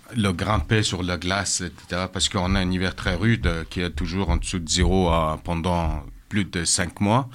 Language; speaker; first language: French; non-native, fluent; Mongolian